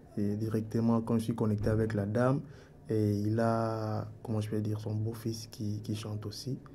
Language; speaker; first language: French; non-native, local second language; Lingala